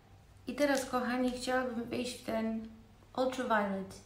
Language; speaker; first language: Polish; early bilingual, heritage; Polish